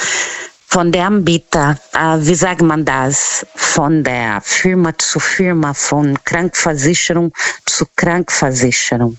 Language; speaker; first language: German; non-native, fluent; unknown